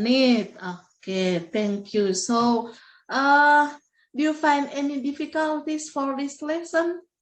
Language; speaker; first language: English; non-native, fluent; Indonesian